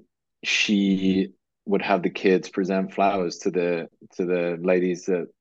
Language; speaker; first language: English; native; English